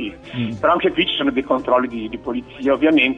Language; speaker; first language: Italian; native; Italian